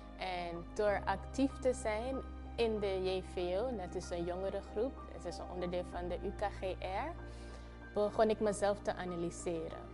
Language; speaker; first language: Dutch; non-native, local second language; Papiamento